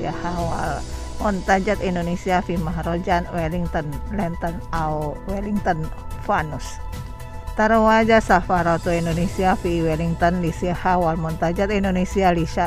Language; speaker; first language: Arabic; non-native, fluent; Indonesian